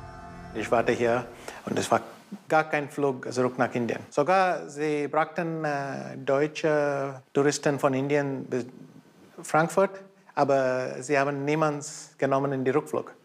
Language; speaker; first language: German; non-native, fluent; Tamil